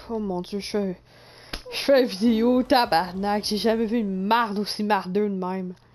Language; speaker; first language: French; native; French